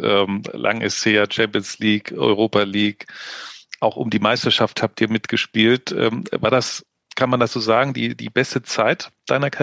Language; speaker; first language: German; native; German